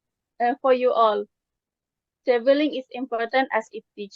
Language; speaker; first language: English; non-native, learner; Malay